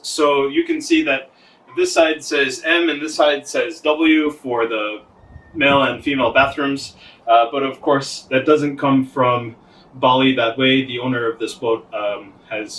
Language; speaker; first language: English; native; English